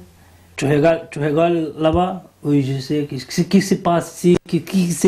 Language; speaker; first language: French; non-native, learner; Portuguese